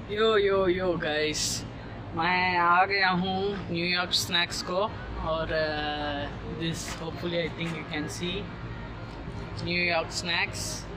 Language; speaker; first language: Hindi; non-native, local second language; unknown